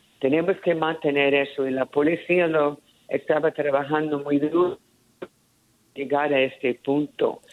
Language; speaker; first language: Spanish; early bilingual, heritage; Spanish